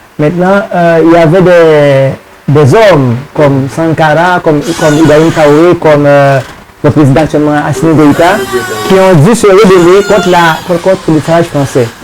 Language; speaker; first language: French; non-native, local second language; Haitian Creole